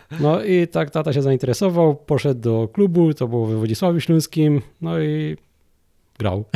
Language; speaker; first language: Polish; native; Polish